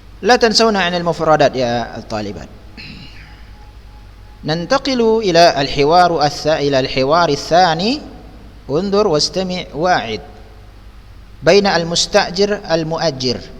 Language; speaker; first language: Arabic; non-native, fluent; Indonesian